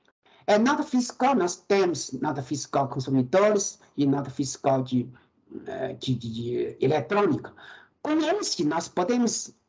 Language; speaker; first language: Portuguese; non-native, fluent; Chinese